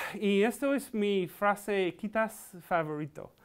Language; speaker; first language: Spanish; non-native, fluent; English